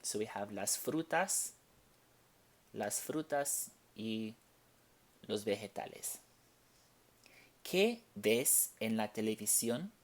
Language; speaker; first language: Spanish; non-native, fluent; English